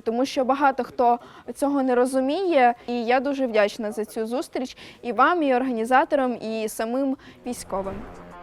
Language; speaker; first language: Ukrainian; native; Ukrainian